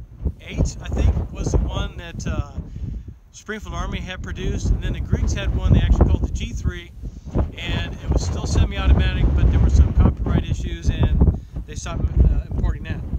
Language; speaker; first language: English; native; English